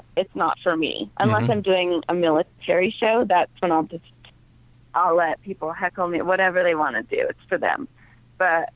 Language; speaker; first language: English; native; English